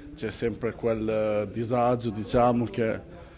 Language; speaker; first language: Italian; non-native, fluent; Albanian